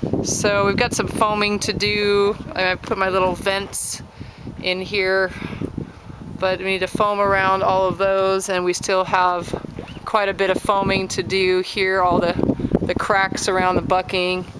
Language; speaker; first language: English; native; English